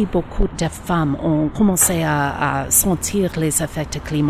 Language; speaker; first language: French; non-native, learner; English